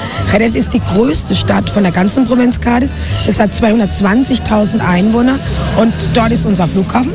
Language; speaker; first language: German; non-native, fluent; Spanish